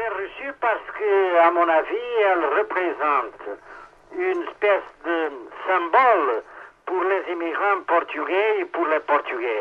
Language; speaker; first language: French; non-native, fluent; Portuguese